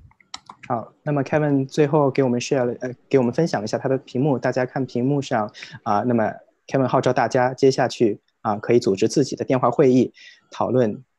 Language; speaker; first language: Chinese; native; Chinese